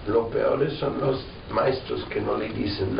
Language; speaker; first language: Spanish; non-native, fluent; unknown